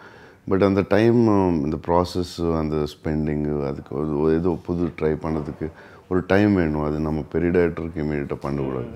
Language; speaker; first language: Tamil; non-native, learner; Telugu